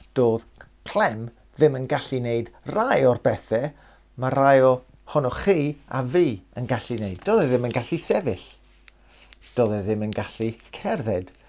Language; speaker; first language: Welsh; non-native, local second language; English